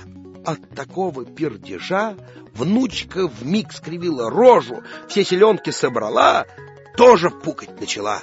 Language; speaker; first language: Russian; native; Russian